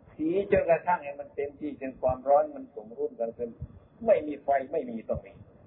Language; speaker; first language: Thai; non-native, local second language; Lao